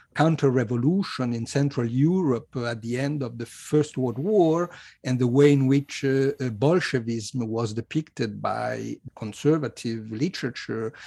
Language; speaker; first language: English; non-native, fluent; Italian